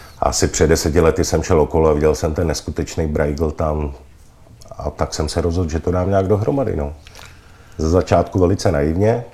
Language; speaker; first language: Czech; native; Czech